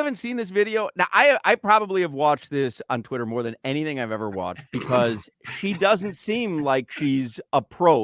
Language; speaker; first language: English; native; English